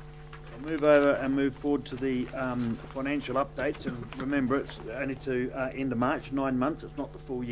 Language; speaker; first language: English; native; English